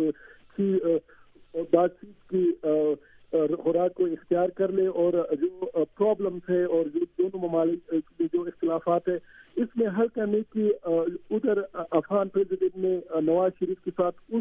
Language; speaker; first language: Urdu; non-native, learner; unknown